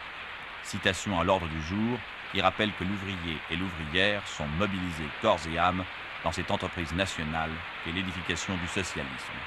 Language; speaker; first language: French; native; French